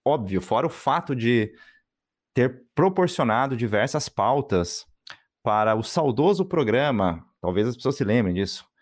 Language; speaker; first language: Portuguese; native; Portuguese